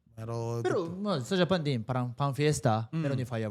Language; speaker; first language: Filipino; non-native, learner; Japanese